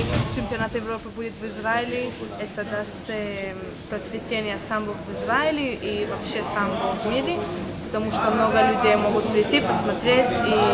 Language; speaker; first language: Russian; early bilingual, heritage; Russian